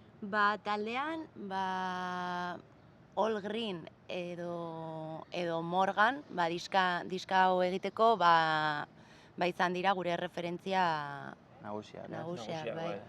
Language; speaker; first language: Basque; non-native, local second language; Spanish